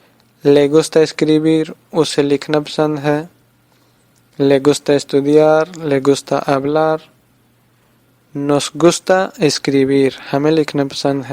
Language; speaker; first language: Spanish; non-native, fluent; Urdu